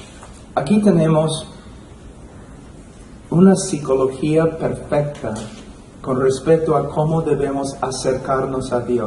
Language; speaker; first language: Spanish; non-native, fluent; English